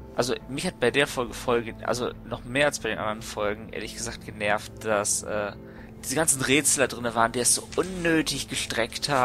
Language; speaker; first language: German; native; German